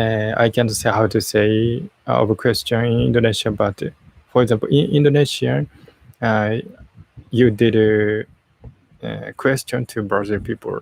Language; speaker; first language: English; non-native, learner; Japanese